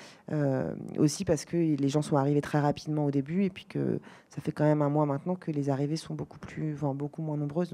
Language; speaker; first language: French; native; French